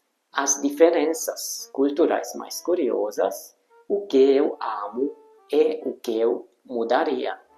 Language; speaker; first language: Portuguese; non-native, fluent; Hungarian